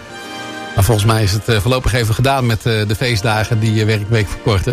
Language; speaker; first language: Dutch; native; Dutch